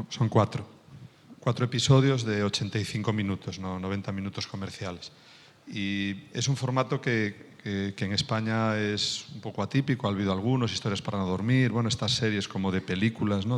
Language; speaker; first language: Spanish; native; Spanish